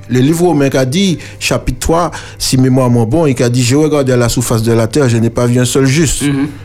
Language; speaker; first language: French; native; French